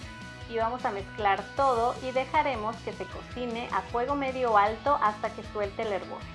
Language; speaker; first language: Spanish; native; Spanish